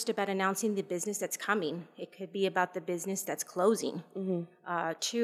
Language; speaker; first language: English; native; English